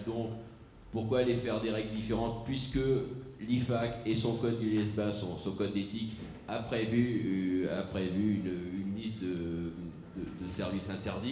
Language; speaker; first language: French; native; French